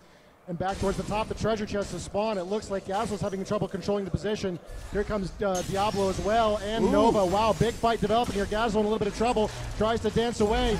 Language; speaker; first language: English; native; English